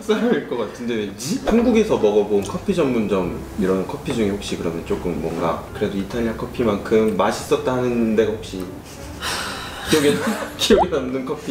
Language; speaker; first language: Korean; native; Korean